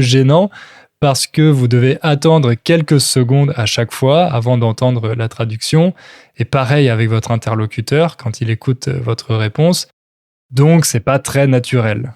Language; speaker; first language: French; native; French